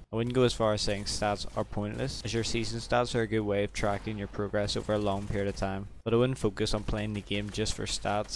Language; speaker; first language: English; native; English